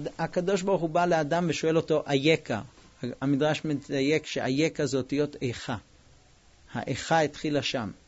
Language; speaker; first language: Hebrew; non-native, fluent; English